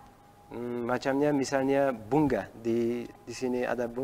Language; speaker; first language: Indonesian; non-native, learner; Uzbek